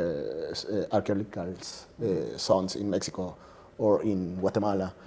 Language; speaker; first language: English; non-native, learner; Spanish